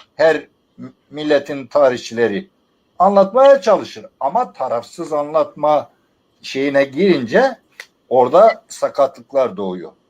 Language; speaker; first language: Turkish; non-native, local second language; Zaza